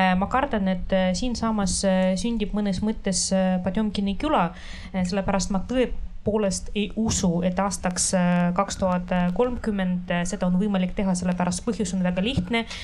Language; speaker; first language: Estonian; non-native, local second language; Russian